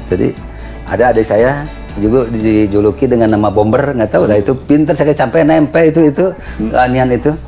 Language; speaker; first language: Indonesian; native; Indonesian